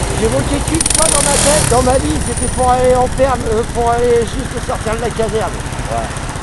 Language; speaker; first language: French; native; French